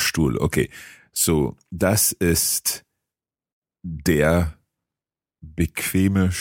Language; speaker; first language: German; non-native, learner; English